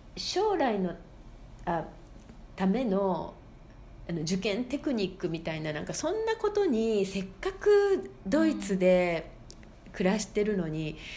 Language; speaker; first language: Japanese; native; Japanese